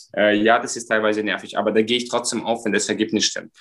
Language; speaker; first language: German; non-native, fluent; Romanian